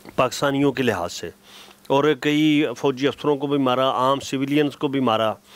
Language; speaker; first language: Urdu; non-native, local second language; Punjabi